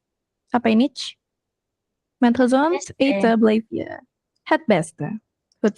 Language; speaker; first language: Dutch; non-native, fluent; Indonesian